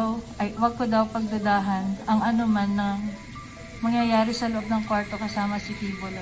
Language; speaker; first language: Filipino; native; Filipino